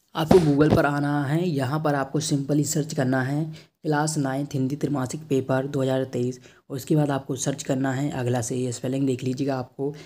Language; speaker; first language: Hindi; native; Hindi